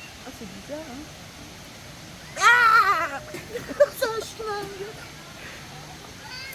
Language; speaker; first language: French; native; French